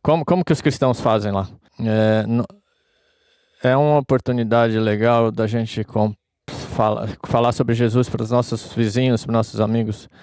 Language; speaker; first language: Portuguese; non-native, fluent; English